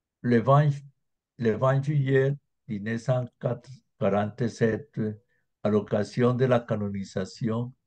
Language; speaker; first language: French; non-native, fluent; Spanish